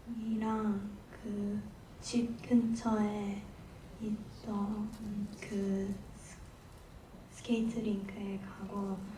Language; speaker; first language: Korean; non-native, learner; Japanese